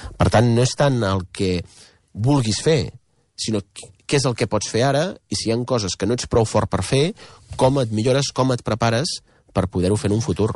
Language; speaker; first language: Catalan; native; Catalan